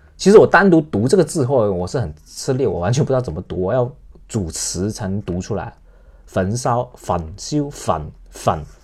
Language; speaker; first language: Chinese; non-native, local second language; Cantonese